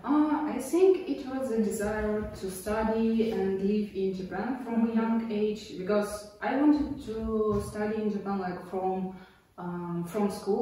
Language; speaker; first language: English; non-native, fluent; Ukrainian